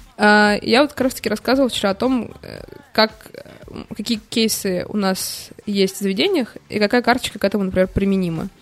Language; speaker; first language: Russian; native; Russian